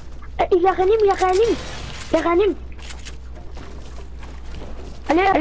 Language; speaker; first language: French; native; French